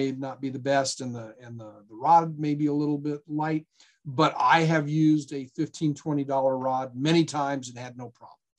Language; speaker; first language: English; native; English